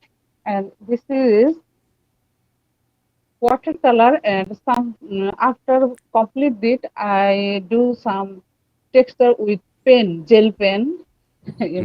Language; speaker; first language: English; non-native, learner; Bangla